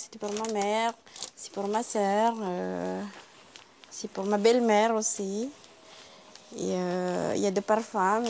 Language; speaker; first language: French; non-native, learner; Filipino